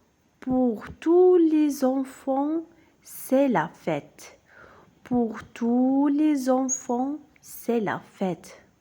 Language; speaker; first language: French; non-native, local second language; Arabic